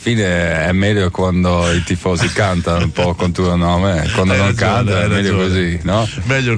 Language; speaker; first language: Italian; non-native, learner; Dutch